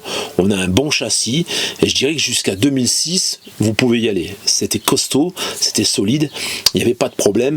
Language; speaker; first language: French; native; French